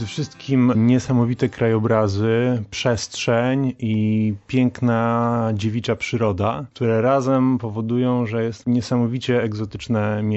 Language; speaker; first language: Polish; native; Polish